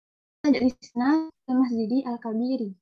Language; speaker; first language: Arabic; non-native, learner; Indonesian